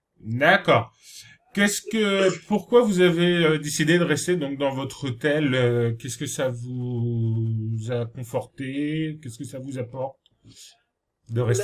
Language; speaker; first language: French; native; French